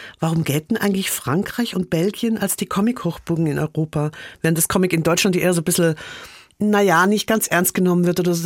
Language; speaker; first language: German; native; German